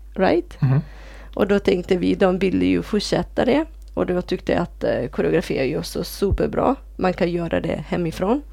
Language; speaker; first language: Swedish; non-native, fluent; Italian